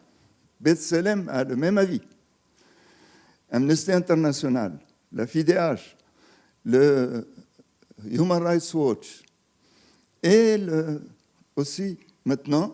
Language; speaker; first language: French; non-native, fluent; Arabic